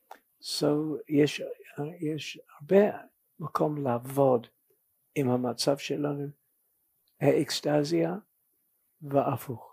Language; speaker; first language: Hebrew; non-native, fluent; English